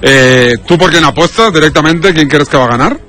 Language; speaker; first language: Spanish; native; Spanish